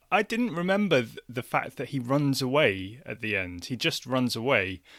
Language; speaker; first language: English; native; English